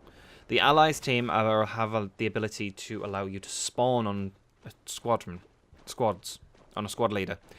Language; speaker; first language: English; native; English